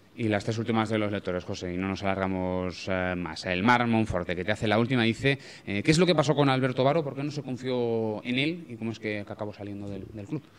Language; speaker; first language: Spanish; non-native, local second language; Catalan